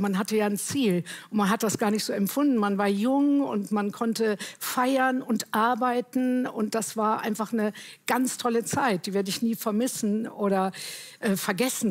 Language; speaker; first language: German; native; German